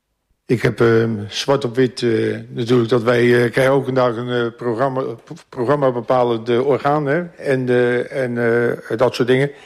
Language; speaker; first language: Dutch; native; Dutch